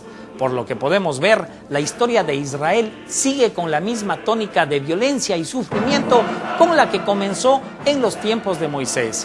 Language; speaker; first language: Spanish; native; Spanish